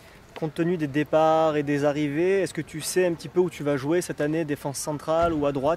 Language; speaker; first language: French; native; French